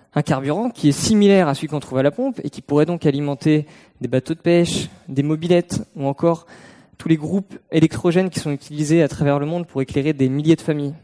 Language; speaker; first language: French; native; French